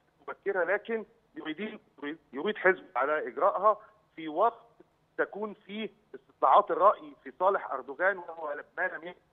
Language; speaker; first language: Arabic; native; Arabic